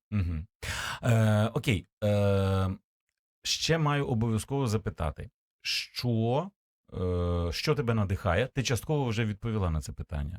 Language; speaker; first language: Ukrainian; native; Ukrainian